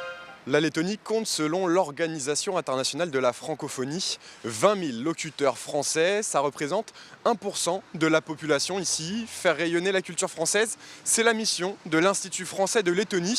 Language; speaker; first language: French; native; French